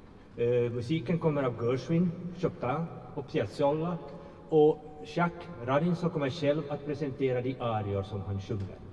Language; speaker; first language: Swedish; native; Swedish